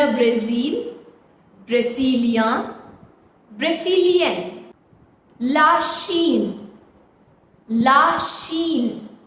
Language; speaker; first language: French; non-native, fluent; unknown